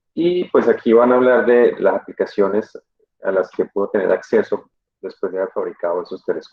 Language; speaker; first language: Spanish; native; Spanish